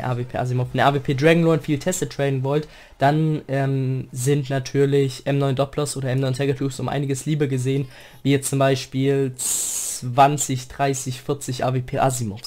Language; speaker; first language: German; native; German